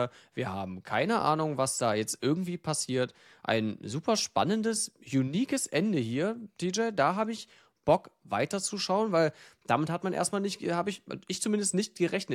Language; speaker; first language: German; native; German